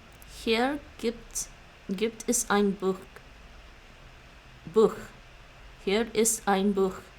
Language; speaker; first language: German; non-native, learner; English